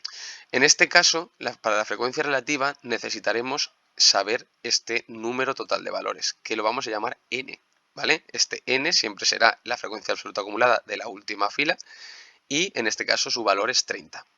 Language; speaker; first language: Spanish; native; Spanish